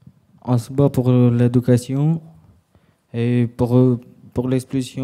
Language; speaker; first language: French; early bilingual, other home language; Romany